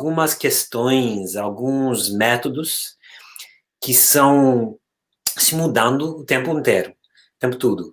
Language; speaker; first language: Portuguese; non-native, fluent; English